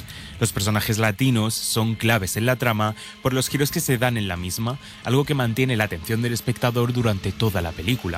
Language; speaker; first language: Spanish; native; Spanish